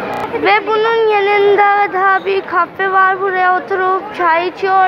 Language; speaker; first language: Turkish; non-native, learner; Urdu